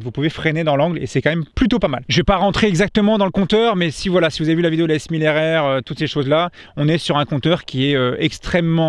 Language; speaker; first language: French; native; French